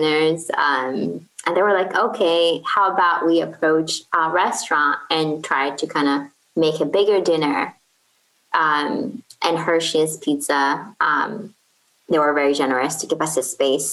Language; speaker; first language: English; non-native, fluent; Arabic